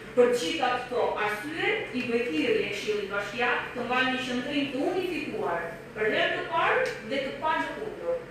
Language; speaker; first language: Albanian; native; Albanian